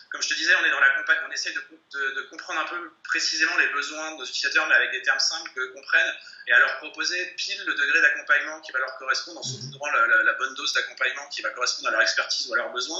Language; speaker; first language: French; native; French